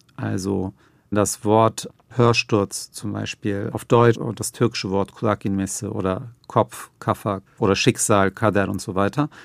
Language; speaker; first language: German; native; German